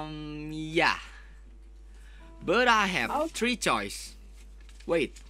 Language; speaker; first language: English; non-native, learner; Indonesian